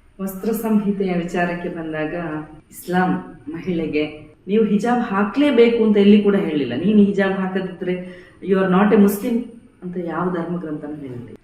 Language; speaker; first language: Kannada; non-native, local second language; Badaga